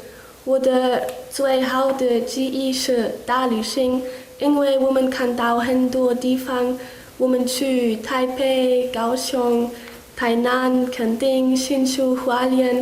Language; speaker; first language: Chinese; non-native, learner; German